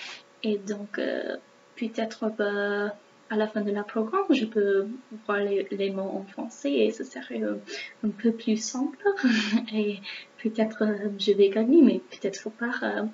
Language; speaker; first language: French; non-native, learner; English